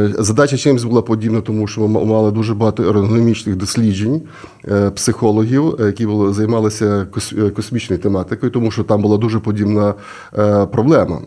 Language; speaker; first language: Ukrainian; native; Ukrainian